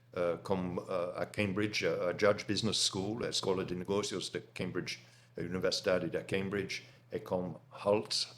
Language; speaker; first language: Portuguese; non-native, fluent; English